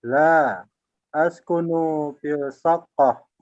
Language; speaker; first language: Arabic; non-native, learner; Indonesian